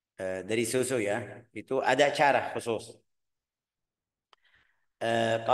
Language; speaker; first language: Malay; non-native, fluent; Arabic